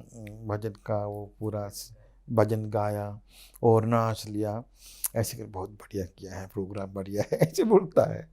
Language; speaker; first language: Hindi; non-native, fluent; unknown